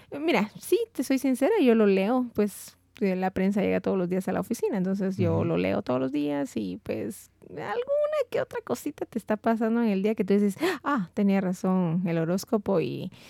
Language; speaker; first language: Spanish; native; Spanish